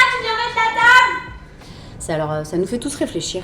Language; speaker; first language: French; native; French